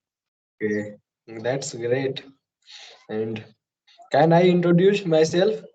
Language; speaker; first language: English; non-native, learner; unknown